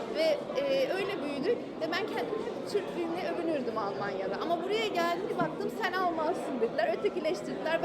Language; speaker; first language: Turkish; early bilingual, other home language; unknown